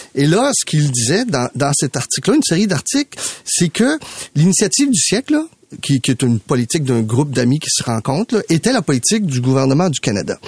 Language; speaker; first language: French; early bilingual, other home language; Spanish